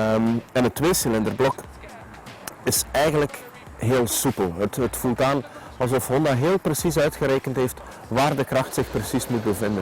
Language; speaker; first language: Dutch; native; Dutch